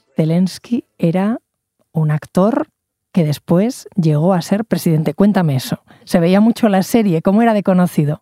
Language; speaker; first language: Spanish; native; Spanish